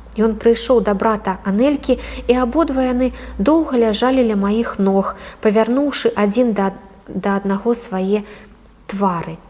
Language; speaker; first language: Belarusian; native; Belarusian